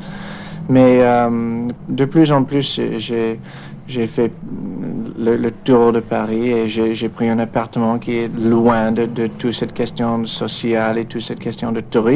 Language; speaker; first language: French; non-native, fluent; English